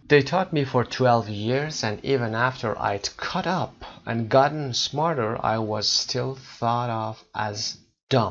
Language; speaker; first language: English; non-native, fluent; Persian